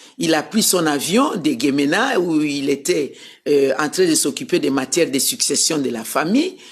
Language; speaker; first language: French; non-native, local second language; Lingala